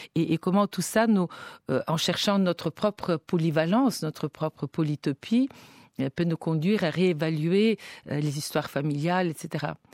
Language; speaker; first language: French; non-native, fluent; Bulgarian